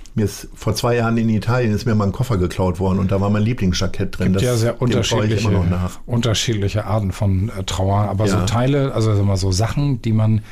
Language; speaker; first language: German; native; German